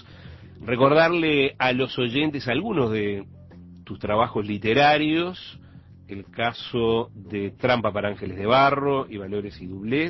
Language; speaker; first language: Spanish; native; Spanish